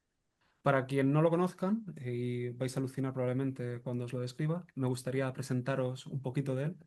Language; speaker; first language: Spanish; native; Spanish